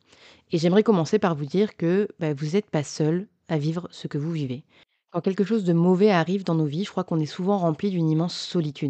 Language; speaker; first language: French; native; French